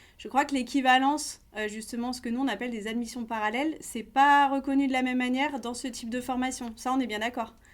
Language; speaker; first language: French; native; French